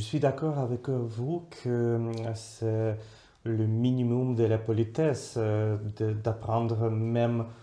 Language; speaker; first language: French; non-native, fluent; Russian